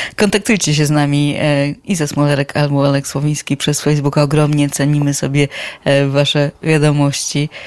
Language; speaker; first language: Polish; native; Polish